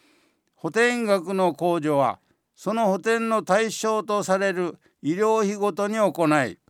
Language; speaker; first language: Japanese; native; Japanese